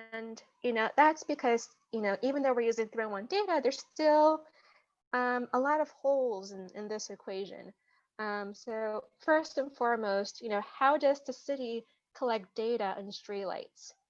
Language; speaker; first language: English; native; English